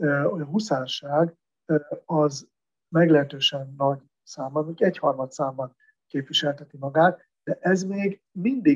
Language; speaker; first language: Hungarian; native; Hungarian